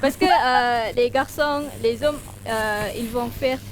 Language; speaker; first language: French; non-native, learner; Malay